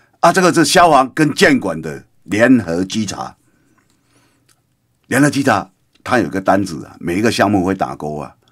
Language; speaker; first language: Chinese; native; Chinese